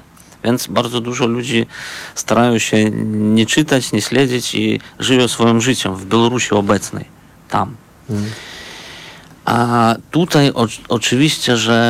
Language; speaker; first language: Polish; non-native, fluent; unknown